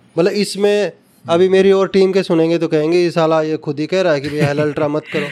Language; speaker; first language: Hindi; native; Hindi